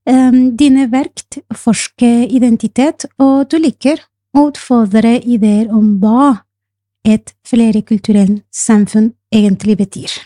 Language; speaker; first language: Swedish; non-native, fluent; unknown